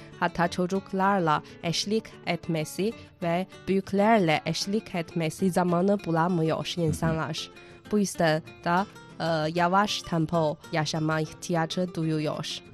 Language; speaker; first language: Turkish; non-native, fluent; Chinese